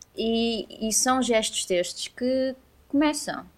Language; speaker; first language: Portuguese; native; Portuguese